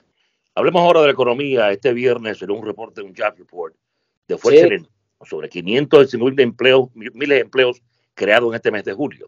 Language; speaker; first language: Spanish; native; Spanish